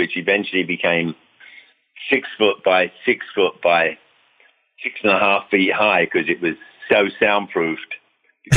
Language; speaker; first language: English; native; English